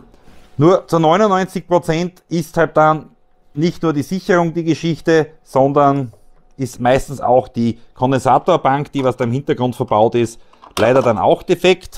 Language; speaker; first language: German; native; German